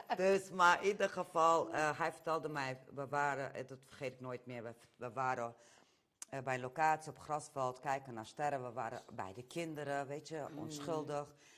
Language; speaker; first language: Dutch; early bilingual, other home language; Romany